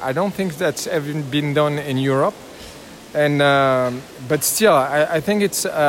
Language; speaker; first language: English; non-native, learner; French